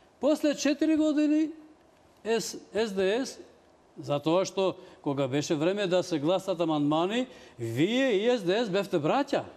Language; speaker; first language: Macedonian; non-native, local second language; Albanian